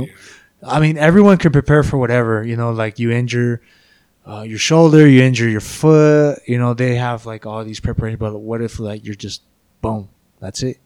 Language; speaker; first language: English; early bilingual, other home language; Spanish